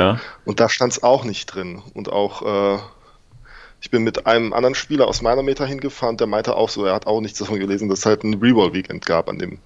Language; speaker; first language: German; native; German